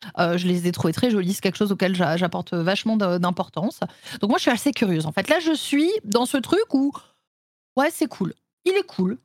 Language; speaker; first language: French; native; French